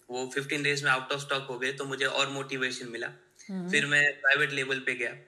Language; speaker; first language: Hindi; non-native, local second language; Gujarati